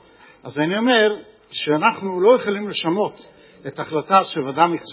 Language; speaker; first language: Hebrew; non-native, fluent; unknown